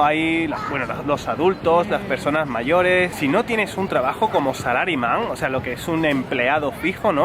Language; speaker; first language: Spanish; native; Spanish